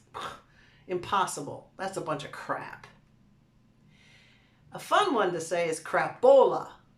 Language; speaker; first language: English; native; English